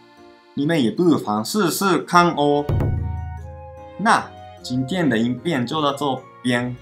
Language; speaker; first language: Chinese; non-native, fluent; Japanese